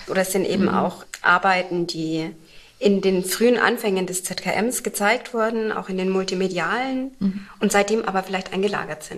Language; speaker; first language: German; native; German